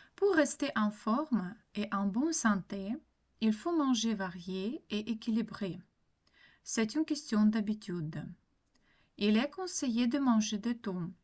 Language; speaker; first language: French; non-native, fluent; Ukrainian